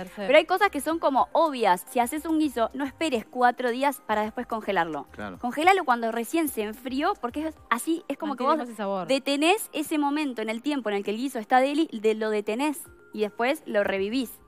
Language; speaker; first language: Spanish; native; Spanish